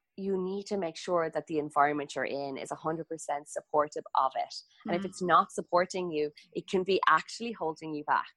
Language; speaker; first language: English; native; English